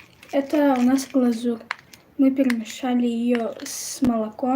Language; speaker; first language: Russian; non-native, local second language; Tajik